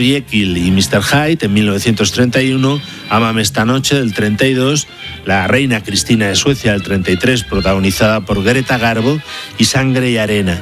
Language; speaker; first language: Spanish; native; Spanish